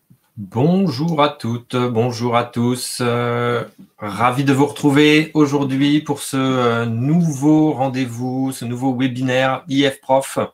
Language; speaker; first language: French; native; French